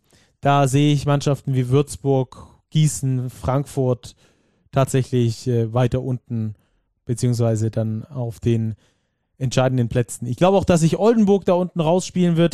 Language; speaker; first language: German; native; German